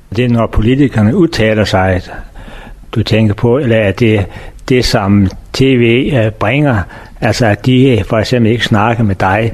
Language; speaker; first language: Danish; native; Danish